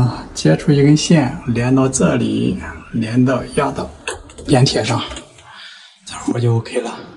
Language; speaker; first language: Chinese; native; Chinese